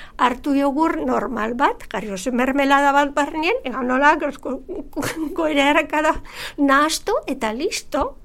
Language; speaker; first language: Basque; non-native, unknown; Bulgarian